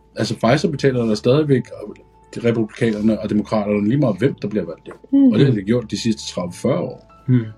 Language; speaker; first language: Danish; early bilingual, other home language; Arabic